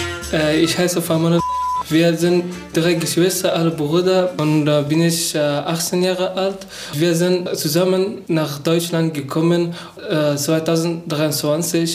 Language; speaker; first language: German; non-native, learner; Persian